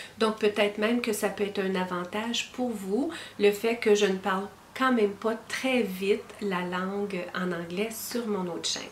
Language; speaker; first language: French; native; French